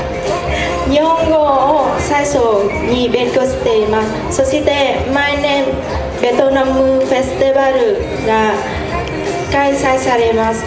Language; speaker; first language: Japanese; non-native, learner; Vietnamese